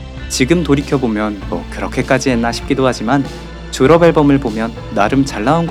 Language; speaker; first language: Korean; native; Korean